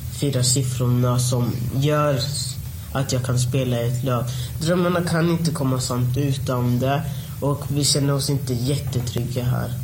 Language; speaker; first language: Swedish; early bilingual, other home language; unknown